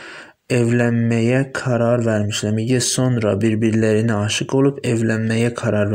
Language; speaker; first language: Turkish; non-native, fluent; Persian